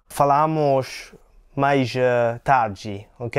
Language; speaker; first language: Portuguese; non-native, learner; English